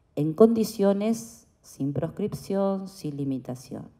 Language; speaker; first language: Spanish; native; Spanish